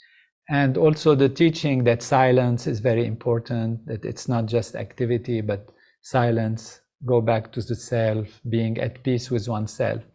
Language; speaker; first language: English; non-native, fluent; Arabic